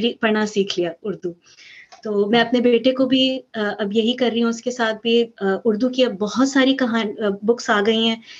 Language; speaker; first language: Urdu; early bilingual, heritage; Urdu